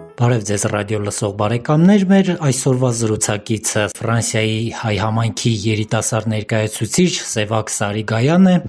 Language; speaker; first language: Armenian; native; Armenian